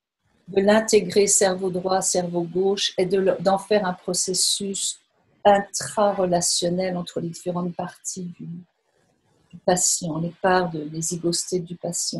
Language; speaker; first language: French; native; French